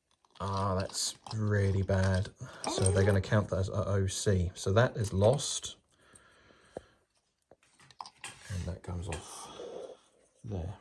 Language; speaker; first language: English; native; English